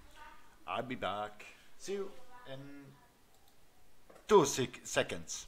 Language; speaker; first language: English; non-native, learner; Bosnian